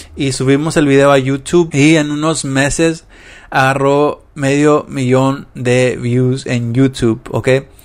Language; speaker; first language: Spanish; early bilingual, heritage; Spanish